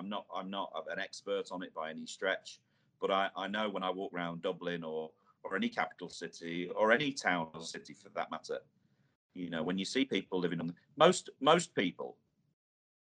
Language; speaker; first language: English; native; English